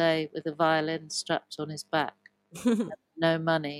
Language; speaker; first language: English; native; English